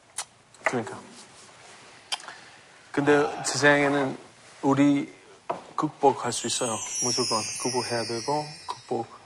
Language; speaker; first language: Korean; non-native, fluent; Greek